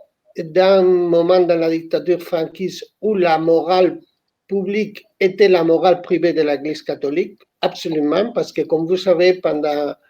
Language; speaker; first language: French; non-native, fluent; Spanish